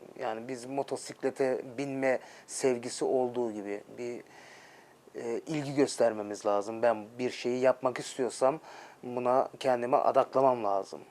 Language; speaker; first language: Turkish; early bilingual, heritage; Turkish